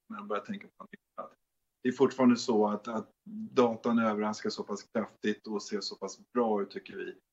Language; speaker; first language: Swedish; native; Swedish